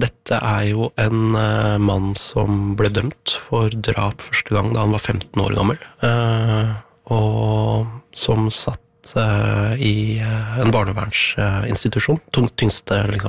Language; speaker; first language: Norwegian; native; Norwegian